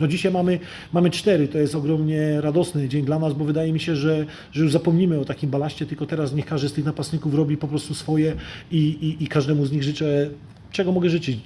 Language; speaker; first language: Polish; native; Polish